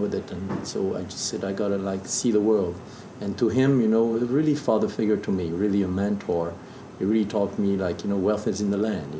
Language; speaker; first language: English; non-native, fluent; French